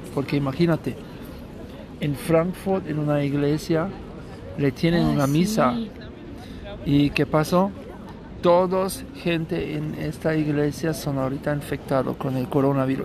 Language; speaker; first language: Spanish; non-native, learner; German